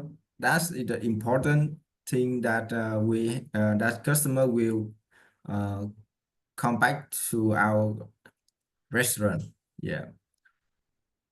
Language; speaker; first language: English; non-native, learner; Vietnamese